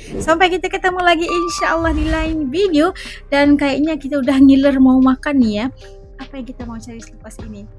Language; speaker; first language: Indonesian; native; Indonesian